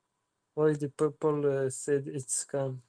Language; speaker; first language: English; non-native, learner; French